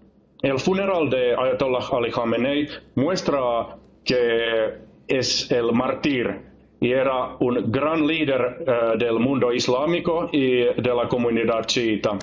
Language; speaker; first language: Spanish; non-native, fluent; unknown